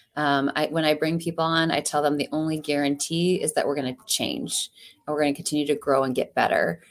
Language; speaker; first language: English; native; English